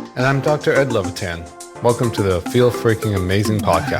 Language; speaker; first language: English; native; English